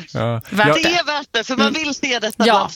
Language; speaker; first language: Swedish; native; Swedish